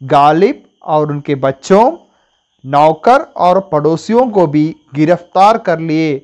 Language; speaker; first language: Hindi; non-native, local second language; Malayalam